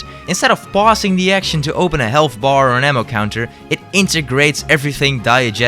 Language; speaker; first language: English; native; English